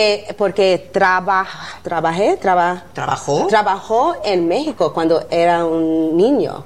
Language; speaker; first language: Spanish; non-native, learner; English